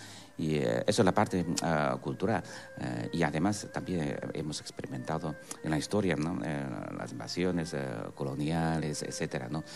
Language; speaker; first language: Spanish; non-native, fluent; Chinese